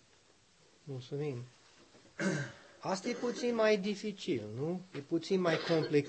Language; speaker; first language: Romanian; non-native, learner; English